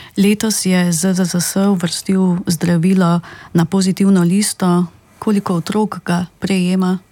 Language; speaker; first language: Slovenian; native; Slovenian